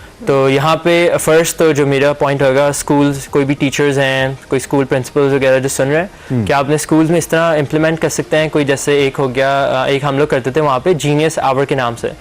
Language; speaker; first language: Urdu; native; Urdu